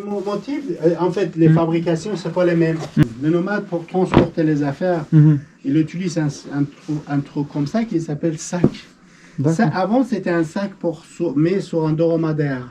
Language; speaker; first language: French; non-native, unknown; Persian